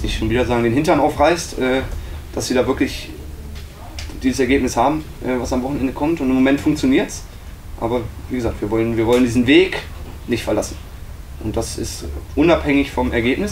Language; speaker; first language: German; native; German